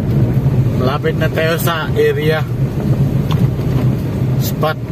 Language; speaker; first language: Filipino; early bilingual, heritage; Filipino